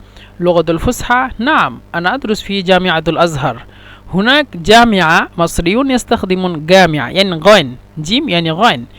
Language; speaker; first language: Arabic; non-native, fluent; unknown